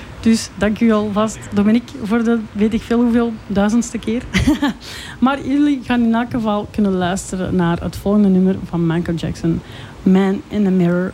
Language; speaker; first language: Dutch; native; Dutch